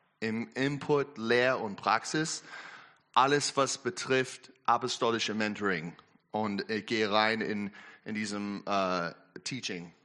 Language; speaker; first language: German; non-native, learner; English